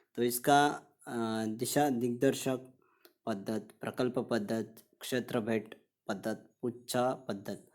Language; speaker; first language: Hindi; non-native, local second language; Marathi